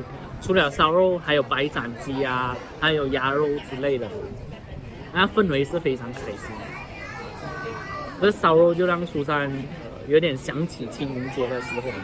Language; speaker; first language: Chinese; native; Chinese